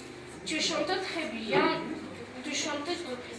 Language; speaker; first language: French; non-native, learner; Arabic